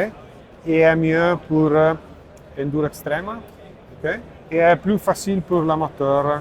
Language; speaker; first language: French; non-native, learner; Italian